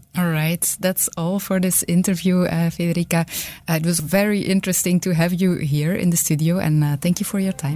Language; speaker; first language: English; non-native, fluent; Dutch